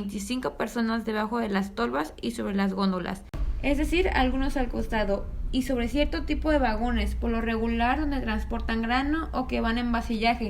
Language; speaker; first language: Spanish; native; Spanish